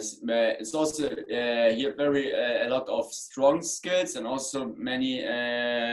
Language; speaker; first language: English; non-native, learner; German